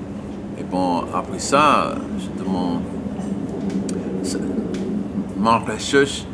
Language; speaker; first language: French; non-native, learner; English